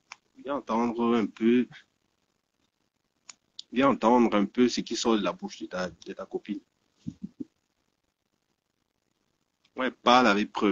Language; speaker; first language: French; native; French